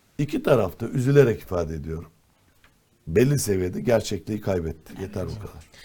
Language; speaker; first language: Turkish; non-native, local second language; Kurdish